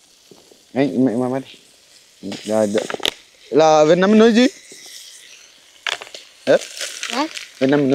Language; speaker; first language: Vietnamese; non-native, learner; Portuguese